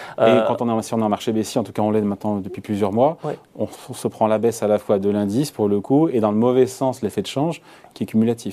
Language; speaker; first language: French; native; French